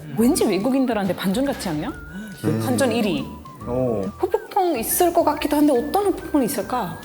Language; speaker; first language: Korean; non-native, fluent; Hindi